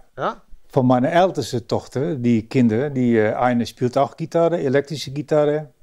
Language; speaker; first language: German; early bilingual, other home language; Dutch